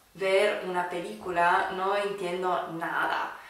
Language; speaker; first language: Spanish; non-native, fluent; English